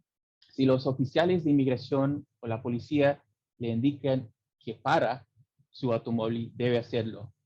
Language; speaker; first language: Spanish; early bilingual, heritage; English